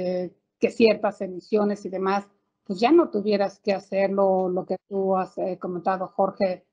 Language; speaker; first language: Spanish; native; Spanish